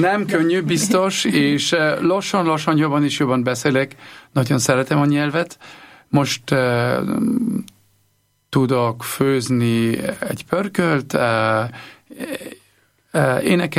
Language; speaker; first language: Hungarian; non-native, learner; German